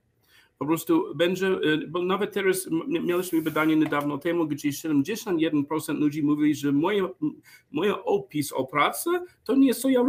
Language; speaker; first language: Polish; non-native, learner; English